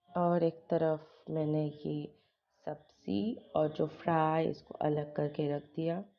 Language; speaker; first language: Hindi; non-native, local second language; Bangla